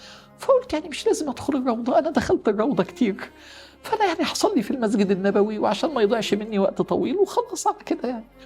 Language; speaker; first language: Arabic; native; Arabic